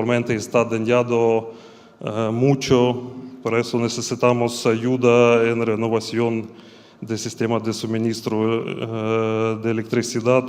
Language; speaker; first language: Spanish; non-native, fluent; Ukrainian